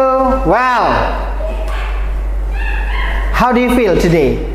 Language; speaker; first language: English; non-native, fluent; Indonesian